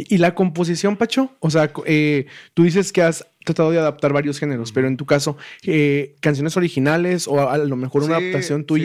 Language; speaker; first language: Spanish; native; Spanish